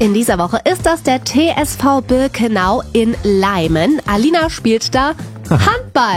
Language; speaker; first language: German; native; German